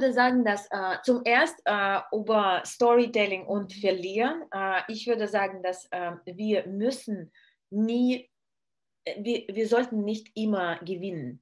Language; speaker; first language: German; non-native, learner; Russian